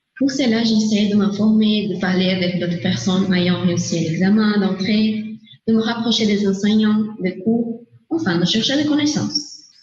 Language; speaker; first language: French; non-native, learner; Portuguese